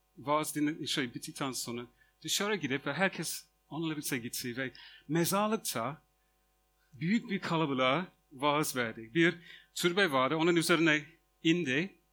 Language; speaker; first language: Turkish; non-native, fluent; English